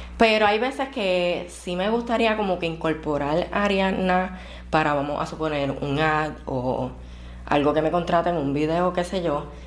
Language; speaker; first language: Spanish; native; Spanish